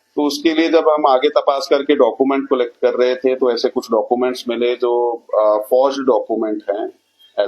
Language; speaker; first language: Hindi; non-native, local second language; Marathi